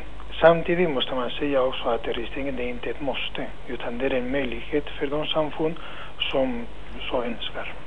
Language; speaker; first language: Swedish; non-native, fluent; Spanish